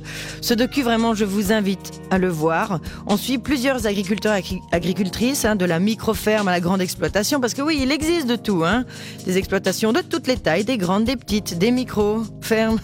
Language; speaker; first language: French; native; French